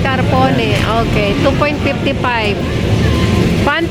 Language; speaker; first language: Spanish; non-native, learner; Filipino